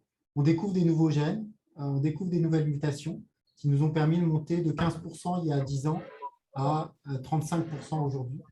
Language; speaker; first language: French; native; French